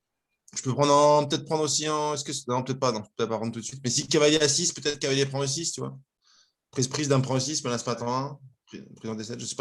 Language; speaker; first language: French; native; French